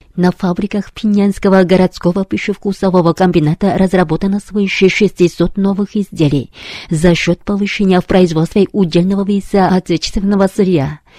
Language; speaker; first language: Russian; non-native, fluent; Korean